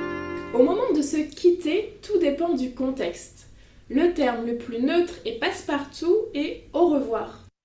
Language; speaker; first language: French; native; French